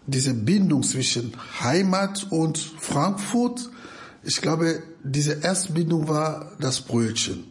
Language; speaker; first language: German; non-native, fluent; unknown